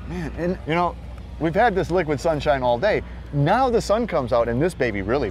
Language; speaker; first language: English; native; English